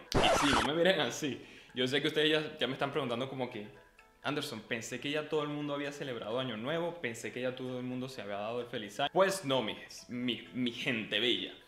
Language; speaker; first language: Spanish; native; Spanish